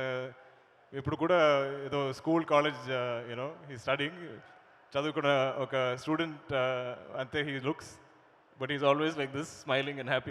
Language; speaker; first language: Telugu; non-native, learner; Malayalam